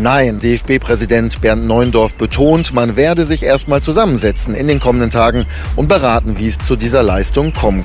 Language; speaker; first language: German; native; German